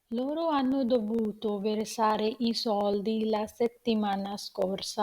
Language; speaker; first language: Italian; non-native, fluent; Punjabi